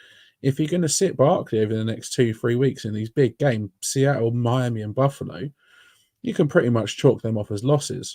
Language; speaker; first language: English; native; English